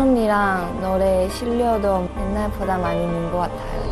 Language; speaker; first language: Korean; non-native, learner; Chinese